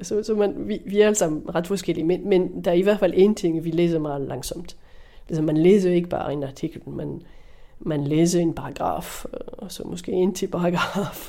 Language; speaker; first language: Danish; non-native, fluent; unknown